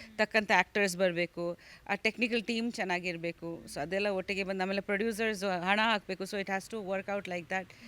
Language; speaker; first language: Kannada; non-native, fluent; Bangla